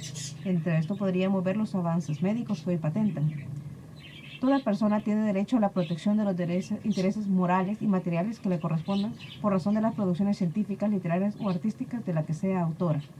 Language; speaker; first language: Spanish; native; Spanish